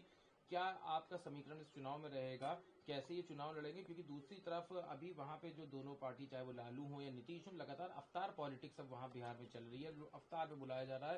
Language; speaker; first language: Hindi; native; Hindi